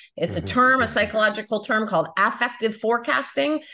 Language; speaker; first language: English; native; English